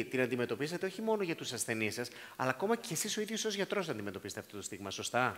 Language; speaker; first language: Greek; native; Greek